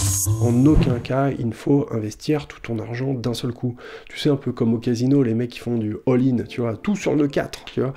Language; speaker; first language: French; native; French